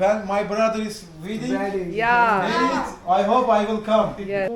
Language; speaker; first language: English; non-native, learner; Turkish